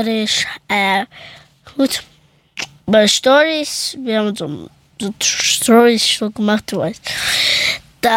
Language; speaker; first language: German; early bilingual, other home language; Persian